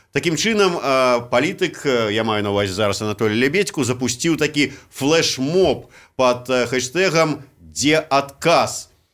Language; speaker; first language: Belarusian; native; Belarusian